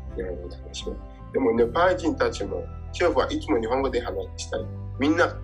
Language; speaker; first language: Japanese; non-native, learner; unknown